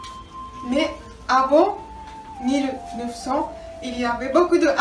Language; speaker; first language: French; non-native, learner; Japanese